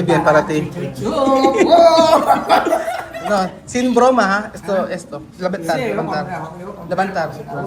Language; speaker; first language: Spanish; non-native, learner; Filipino